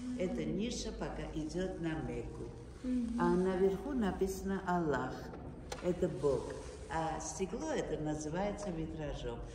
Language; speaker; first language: Russian; non-native, fluent; Armenian